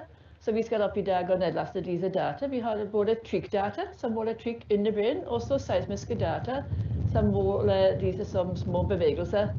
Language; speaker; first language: Norwegian; non-native, fluent; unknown